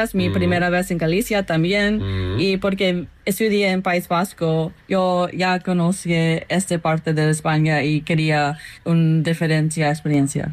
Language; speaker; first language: Spanish; non-native, learner; English